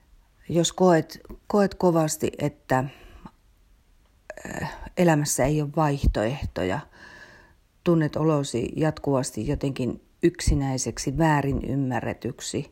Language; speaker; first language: Finnish; native; Finnish